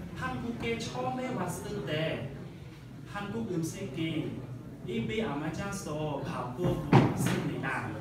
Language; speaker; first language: Korean; non-native, learner; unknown